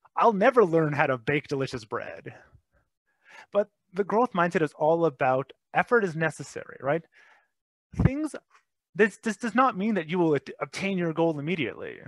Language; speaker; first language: English; native; English